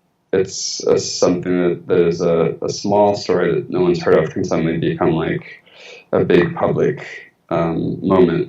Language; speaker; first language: English; early bilingual, other home language; Spanish